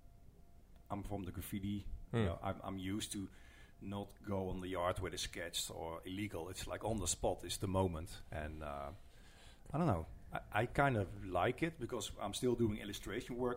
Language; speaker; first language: English; non-native, fluent; Dutch